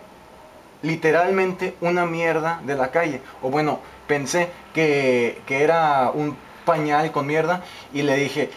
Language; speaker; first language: Spanish; native; Spanish